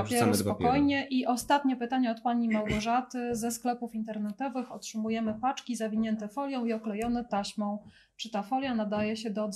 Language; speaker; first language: Polish; native; Polish